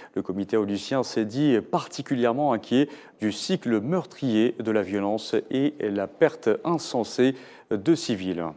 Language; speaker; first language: French; non-native, local second language; Arabic